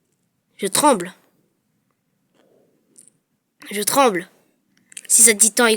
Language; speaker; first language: French; native; French